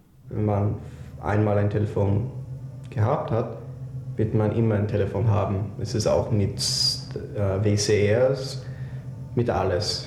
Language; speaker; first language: German; non-native, fluent; English